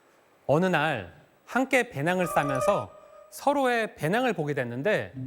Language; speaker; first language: Korean; native; Korean